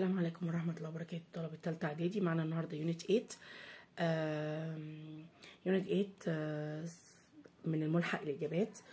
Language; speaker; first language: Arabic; native; Arabic